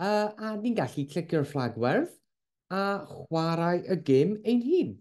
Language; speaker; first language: Welsh; non-native, local second language; English